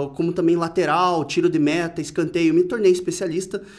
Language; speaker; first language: Portuguese; native; Portuguese